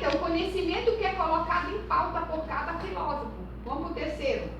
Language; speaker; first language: Portuguese; native; Portuguese